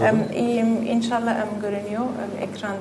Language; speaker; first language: Turkish; non-native, fluent; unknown